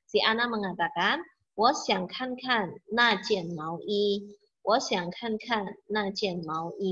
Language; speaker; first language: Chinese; non-native, fluent; Indonesian